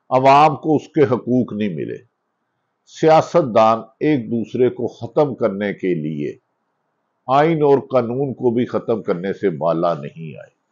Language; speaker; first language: Urdu; non-native, local second language; Punjabi